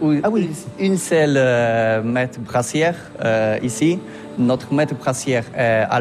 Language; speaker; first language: French; non-native, fluent; Polish